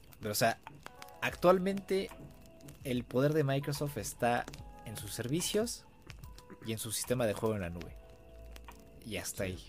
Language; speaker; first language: Spanish; native; Spanish